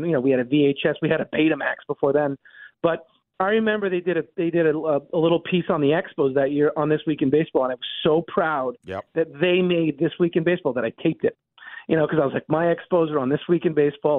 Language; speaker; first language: English; native; English